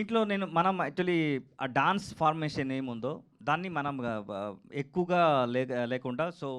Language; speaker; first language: Telugu; non-native, learner; Kannada